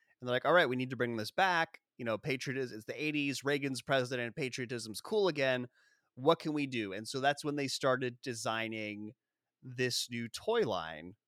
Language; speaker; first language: English; native; English